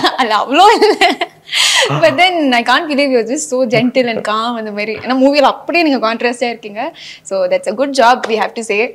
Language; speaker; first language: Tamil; native; Tamil